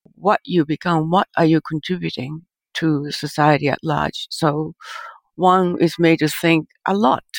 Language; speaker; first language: English; early bilingual, other home language; Japanese